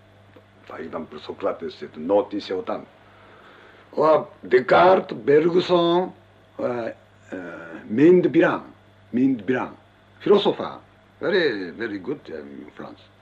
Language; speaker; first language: English; non-native, learner; Japanese